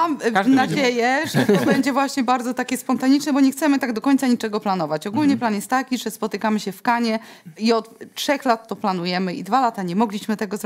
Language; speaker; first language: Polish; native; Polish